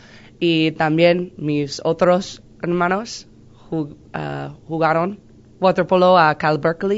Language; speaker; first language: Spanish; non-native, learner; English